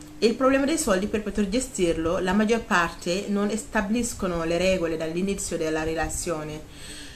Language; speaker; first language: Italian; non-native, fluent; Wolof